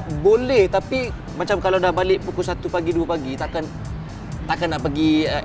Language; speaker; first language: Malay; native; Malay